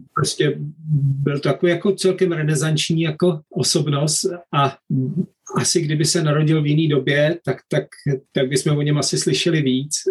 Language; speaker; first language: Czech; native; Czech